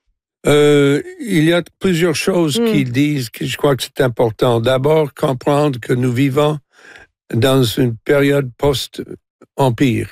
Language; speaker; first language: French; non-native, local second language; English